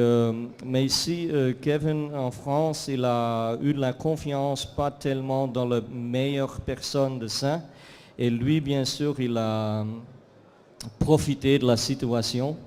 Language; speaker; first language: French; non-native, fluent; Dutch